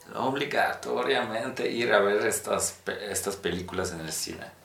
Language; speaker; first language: Spanish; non-native, fluent; Polish